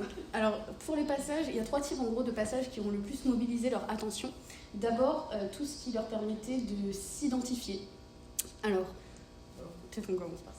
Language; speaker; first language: French; native; French